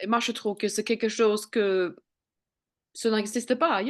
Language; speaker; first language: French; non-native, fluent; Swedish